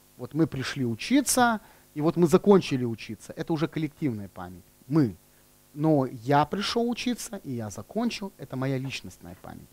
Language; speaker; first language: Russian; native; Russian